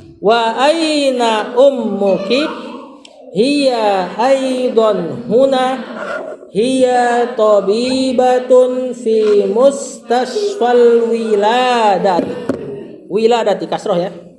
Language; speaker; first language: Arabic; non-native, fluent; Indonesian